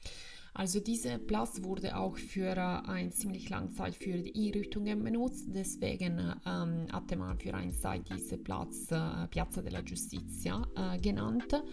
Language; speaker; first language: German; non-native, fluent; Italian